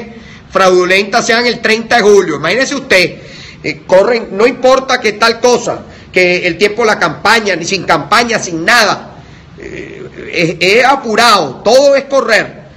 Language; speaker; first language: Spanish; native; Spanish